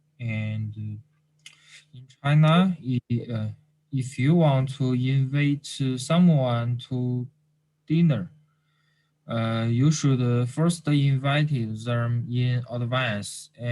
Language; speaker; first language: English; non-native, learner; Chinese